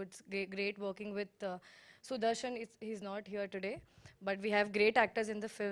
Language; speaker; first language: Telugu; non-native, learner; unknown